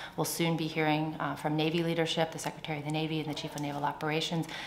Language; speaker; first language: English; native; English